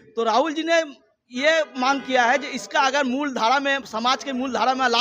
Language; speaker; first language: Hindi; non-native, local second language; Bangla